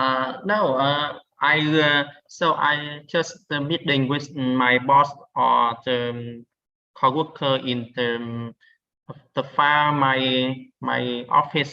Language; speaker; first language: English; non-native, learner; Vietnamese